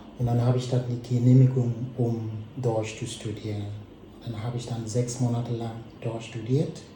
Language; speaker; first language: German; non-native, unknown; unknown